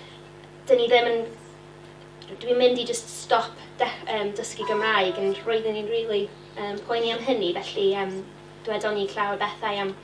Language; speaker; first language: Welsh; non-native, learner; English